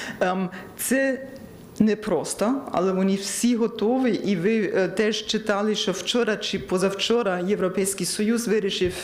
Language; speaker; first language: Ukrainian; non-native, learner; German